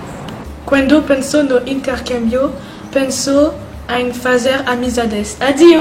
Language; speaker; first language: Portuguese; non-native, learner; French